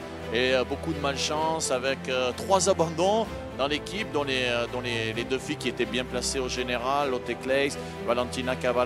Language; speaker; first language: French; native; French